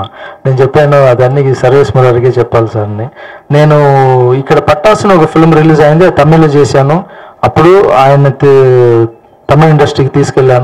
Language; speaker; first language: Telugu; non-native, local second language; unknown